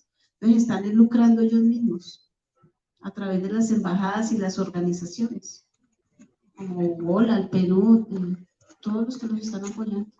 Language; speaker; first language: Spanish; native; Spanish